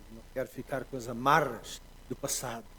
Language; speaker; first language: Portuguese; native; Portuguese